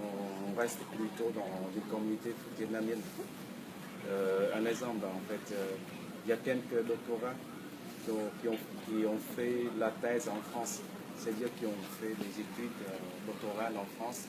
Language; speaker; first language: French; non-native, fluent; Vietnamese